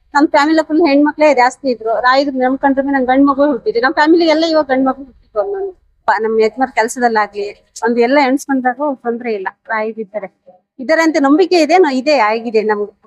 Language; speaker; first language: Kannada; native; Kannada